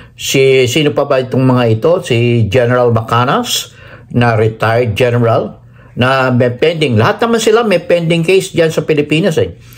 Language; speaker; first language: Filipino; native; Filipino